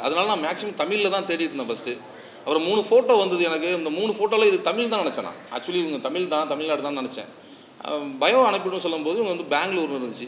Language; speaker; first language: Tamil; native; Tamil